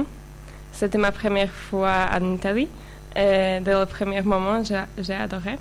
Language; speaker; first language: French; non-native, fluent; Slovak